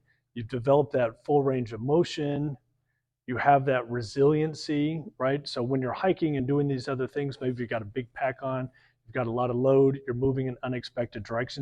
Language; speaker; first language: English; native; English